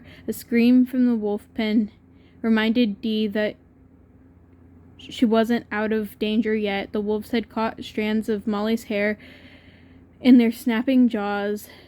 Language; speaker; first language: English; native; English